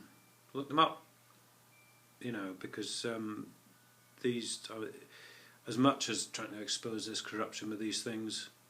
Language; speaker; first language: English; native; English